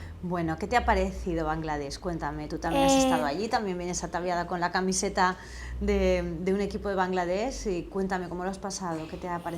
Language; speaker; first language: Spanish; native; Spanish